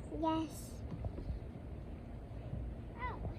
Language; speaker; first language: English; early bilingual, other home language; Bangla